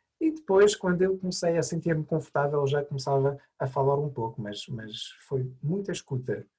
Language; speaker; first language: Portuguese; non-native, fluent; French